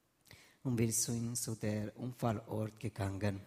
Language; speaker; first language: German; non-native, fluent; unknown